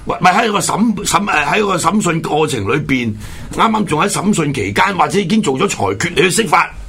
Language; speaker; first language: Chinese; non-native, local second language; Cantonese